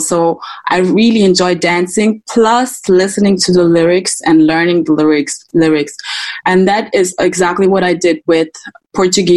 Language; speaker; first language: English; non-native, fluent; German